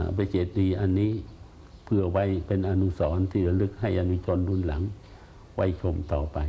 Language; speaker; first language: Thai; non-native, fluent; Khmer